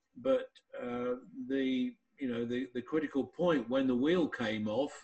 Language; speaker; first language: English; native; English